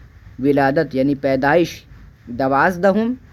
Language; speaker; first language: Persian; non-native, fluent; Urdu